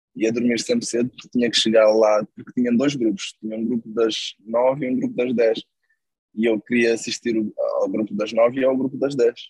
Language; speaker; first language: Portuguese; non-native, local second language; Kabuverdianu